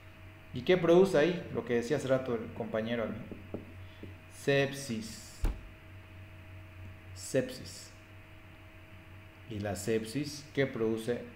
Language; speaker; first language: Spanish; native; Spanish